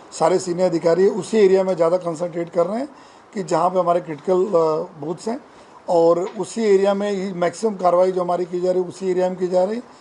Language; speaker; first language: Hindi; non-native, local second language; Gujarati